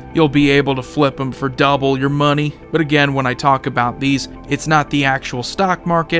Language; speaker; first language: English; native; English